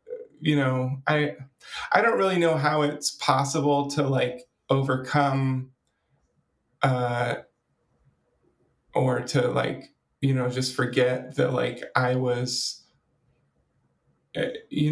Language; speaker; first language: English; native; English